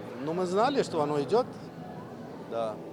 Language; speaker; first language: Russian; non-native, fluent; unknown